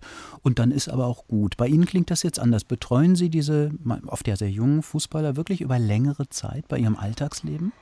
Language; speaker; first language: German; native; German